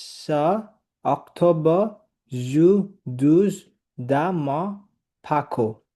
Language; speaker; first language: French; non-native, learner; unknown